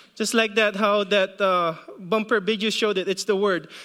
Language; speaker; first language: English; non-native, local second language; Filipino